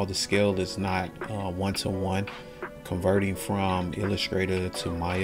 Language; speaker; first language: English; native; English